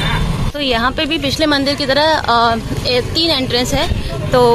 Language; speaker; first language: Hindi; native; Hindi